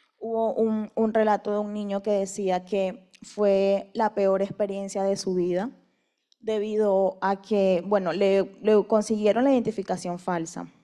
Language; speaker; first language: Spanish; native; Spanish